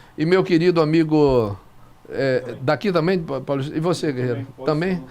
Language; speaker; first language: Portuguese; native; Portuguese